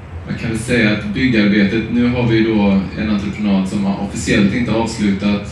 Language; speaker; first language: Swedish; native; Swedish